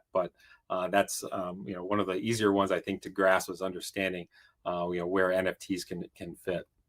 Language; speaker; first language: English; native; English